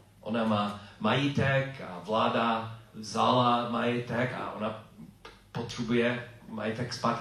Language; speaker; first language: Czech; non-native, fluent; English